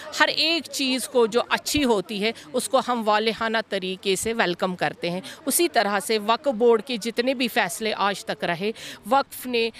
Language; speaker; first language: Hindi; non-native, local second language; Kashmiri